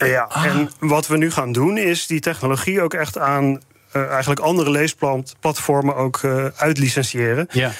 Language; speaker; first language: Dutch; native; Dutch